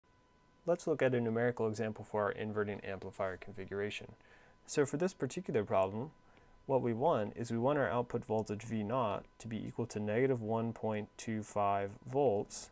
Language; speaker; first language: English; native; English